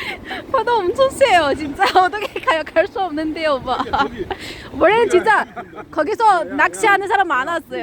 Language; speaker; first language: Korean; non-native, fluent; Chinese